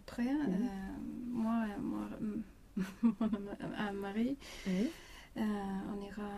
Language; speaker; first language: French; non-native, learner; Swedish